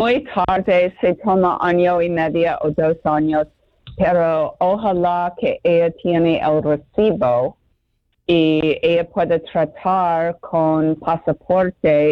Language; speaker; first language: Spanish; non-native, fluent; English